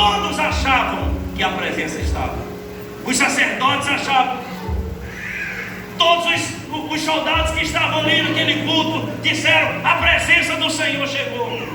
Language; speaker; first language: Portuguese; native; Portuguese